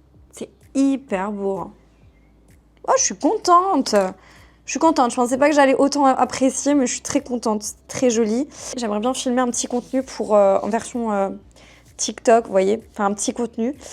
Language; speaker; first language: French; native; French